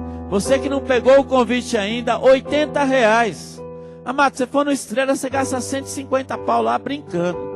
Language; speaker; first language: Portuguese; native; Portuguese